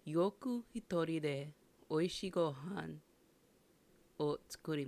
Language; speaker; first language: Japanese; non-native, learner; English